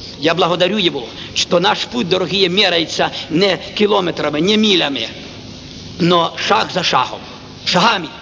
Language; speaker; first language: Russian; non-native, local second language; Ukrainian